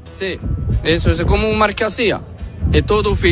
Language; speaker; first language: Spanish; non-native, learner; Arabic